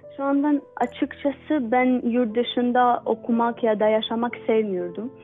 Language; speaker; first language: Turkish; non-native, learner; Albanian